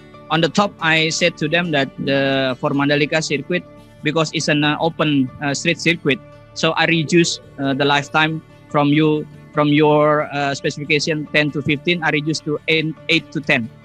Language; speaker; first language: English; non-native, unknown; Indonesian